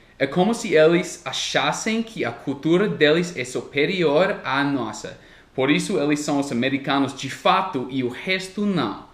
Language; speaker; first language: Portuguese; non-native, fluent; English